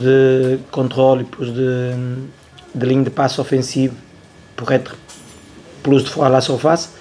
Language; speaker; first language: French; non-native, learner; Portuguese